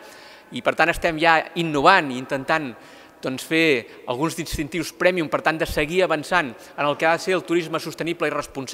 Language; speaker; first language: Catalan; native; Catalan